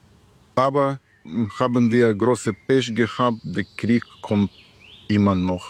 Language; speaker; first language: German; non-native, learner; Russian